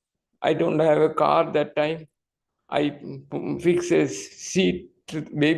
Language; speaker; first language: English; non-native, learner; Tamil